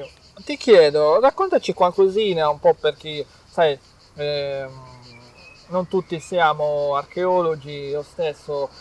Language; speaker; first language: Italian; native; Italian